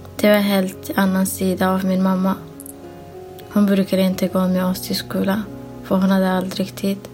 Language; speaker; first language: Swedish; early bilingual, other home language; Somali